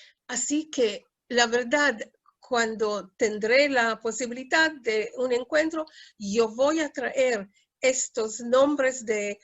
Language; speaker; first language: Spanish; early bilingual, heritage; Spanish